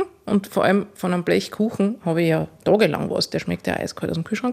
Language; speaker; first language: German; native; German